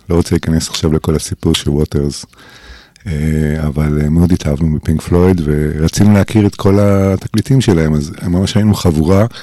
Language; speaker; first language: Hebrew; early bilingual, other home language; English